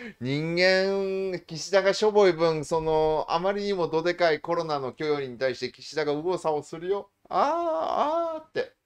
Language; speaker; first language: Japanese; native; Japanese